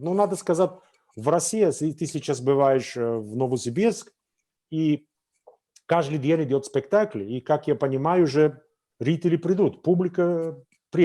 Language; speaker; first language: Russian; non-native, fluent; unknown